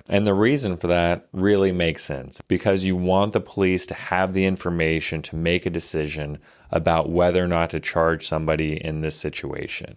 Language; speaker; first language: English; native; English